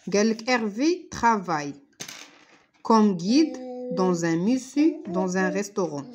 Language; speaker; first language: French; non-native, local second language; Arabic